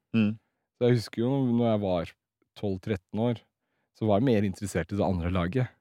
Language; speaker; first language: Norwegian; early bilingual, other home language; Riffian